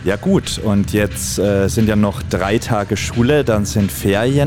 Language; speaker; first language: German; native; German